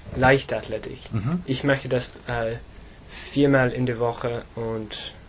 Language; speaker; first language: German; non-native, learner; English